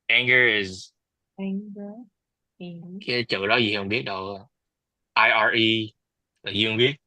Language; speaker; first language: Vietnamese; early bilingual, heritage; Vietnamese